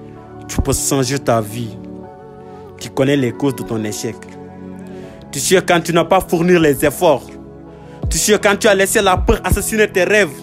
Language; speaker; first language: French; non-native, local second language; Wolof